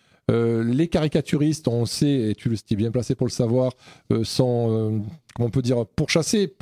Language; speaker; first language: French; native; French